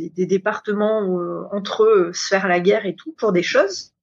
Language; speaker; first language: French; native; French